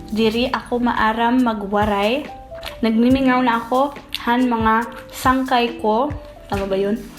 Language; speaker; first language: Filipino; non-native, fluent; English